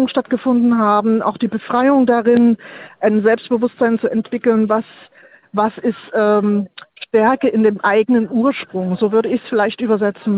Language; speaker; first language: German; native; German